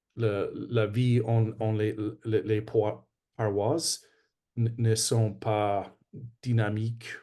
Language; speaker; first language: French; non-native, learner; English